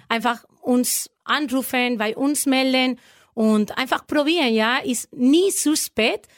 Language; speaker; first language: German; non-native, learner; Spanish